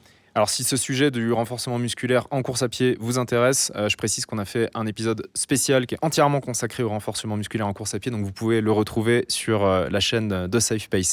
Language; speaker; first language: French; native; French